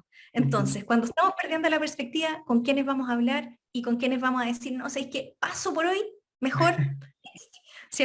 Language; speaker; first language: Spanish; native; Spanish